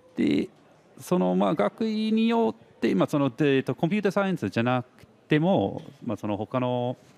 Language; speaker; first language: Japanese; non-native, fluent; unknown